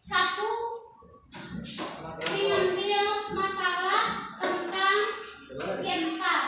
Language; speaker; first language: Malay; non-native, local second language; Minangkabau